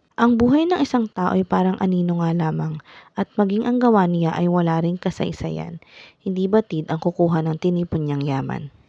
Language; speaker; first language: Filipino; native; Filipino